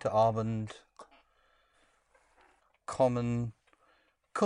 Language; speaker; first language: German; non-native, learner; English